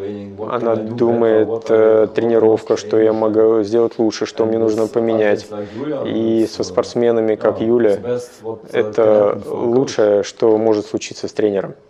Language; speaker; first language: Russian; non-native, fluent; German